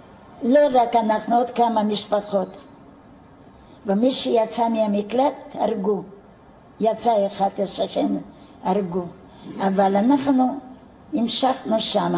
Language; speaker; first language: Hebrew; non-native, fluent; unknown